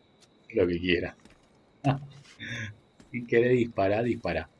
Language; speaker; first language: Spanish; native; Spanish